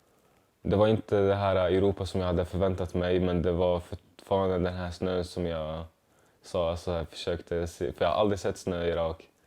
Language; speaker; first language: Swedish; non-native, fluent; Arabic